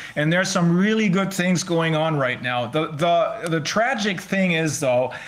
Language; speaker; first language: English; non-native, fluent; German